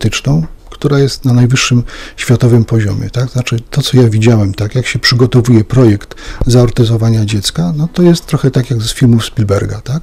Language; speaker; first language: Polish; native; Polish